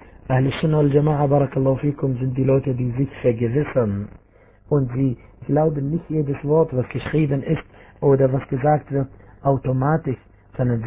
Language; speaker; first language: German; non-native, fluent; Arabic